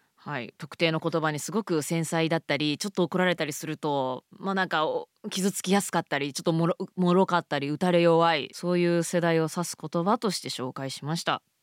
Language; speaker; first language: Japanese; native; Japanese